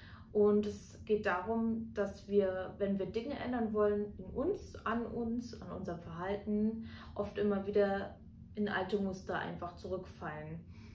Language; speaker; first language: German; native; German